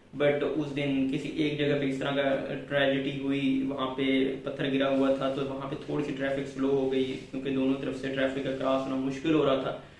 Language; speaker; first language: Urdu; non-native, local second language; Punjabi